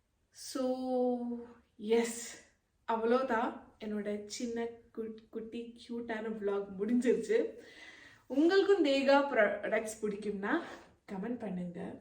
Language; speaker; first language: Tamil; non-native, local second language; Malayalam